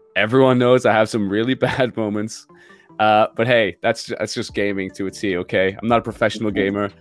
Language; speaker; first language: English; native; English